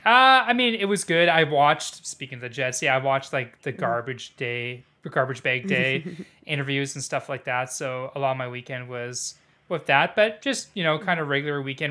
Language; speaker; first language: English; native; English